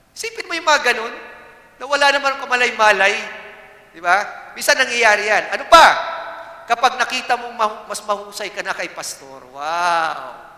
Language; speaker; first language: Filipino; non-native, local second language; Cebuano